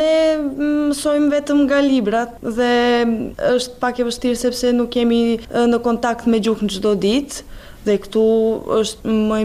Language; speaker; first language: Albanian; non-native, fluent; Serbian